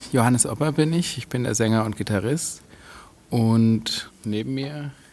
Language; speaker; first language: German; native; German